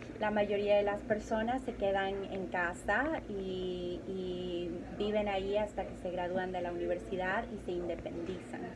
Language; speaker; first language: Spanish; native; Spanish